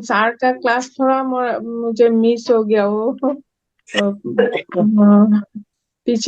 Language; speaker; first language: Hindi; non-native, local second language; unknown